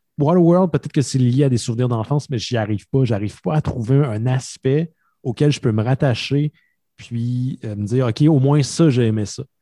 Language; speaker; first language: French; native; French